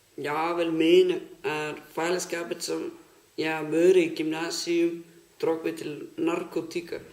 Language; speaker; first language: Danish; non-native, learner; Icelandic